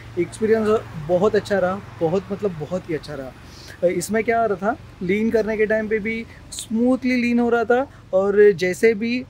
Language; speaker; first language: Hindi; non-native, local second language; Marathi